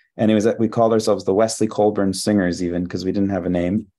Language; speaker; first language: English; early bilingual, other home language; Hebrew